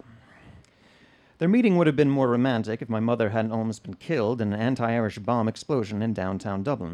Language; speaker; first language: English; native; English